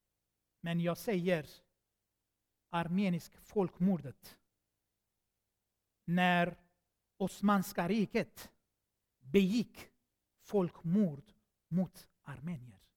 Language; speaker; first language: Swedish; non-native, fluent; Armenian